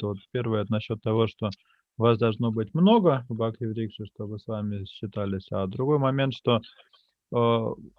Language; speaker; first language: Russian; native; Russian